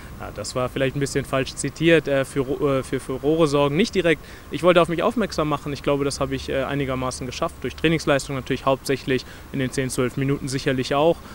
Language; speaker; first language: German; native; German